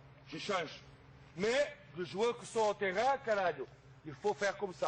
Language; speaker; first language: French; non-native, fluent; Portuguese